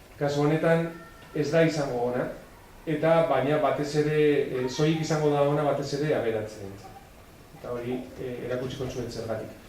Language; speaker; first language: Basque; non-native, local second language; Spanish